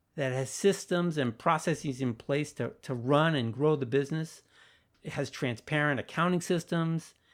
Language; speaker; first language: English; native; English